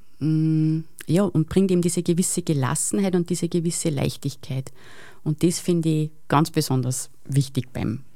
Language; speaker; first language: German; native; German